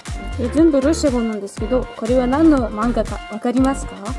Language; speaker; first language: Japanese; non-native, fluent; Russian